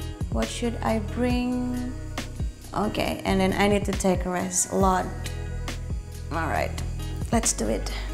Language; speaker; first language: English; non-native, fluent; Indonesian